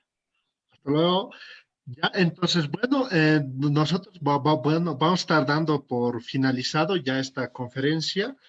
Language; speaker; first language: Spanish; native; Spanish